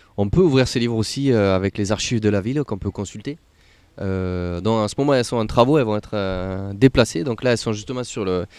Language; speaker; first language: French; native; French